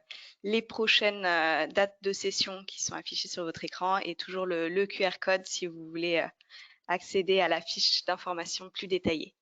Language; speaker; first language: French; native; French